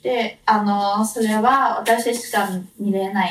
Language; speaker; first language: Japanese; non-native, fluent; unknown